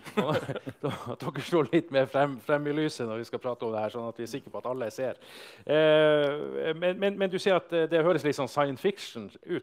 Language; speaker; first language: Norwegian; native; Norwegian